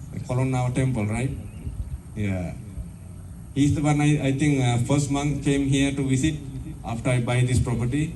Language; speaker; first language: English; non-native, learner; Sinhala